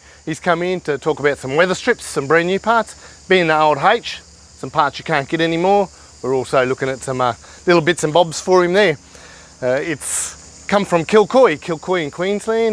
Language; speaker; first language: English; native; English